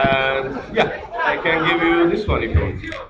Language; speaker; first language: English; non-native, learner; Turkish